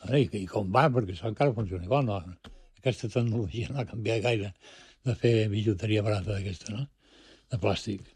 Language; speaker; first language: Catalan; non-native, local second language; Spanish